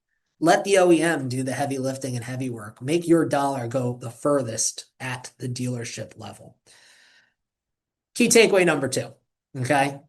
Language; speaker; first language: English; native; English